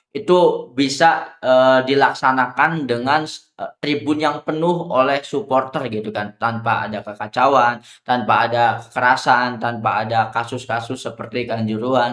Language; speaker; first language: Indonesian; native; Indonesian